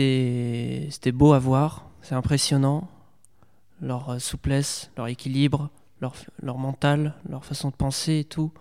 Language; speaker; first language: French; native; French